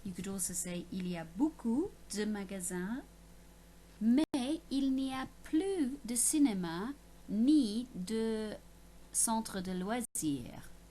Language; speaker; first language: French; non-native, fluent; English